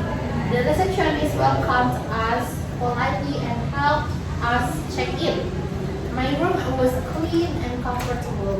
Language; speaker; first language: English; non-native, learner; Indonesian